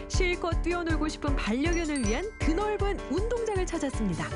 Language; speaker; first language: Korean; native; Korean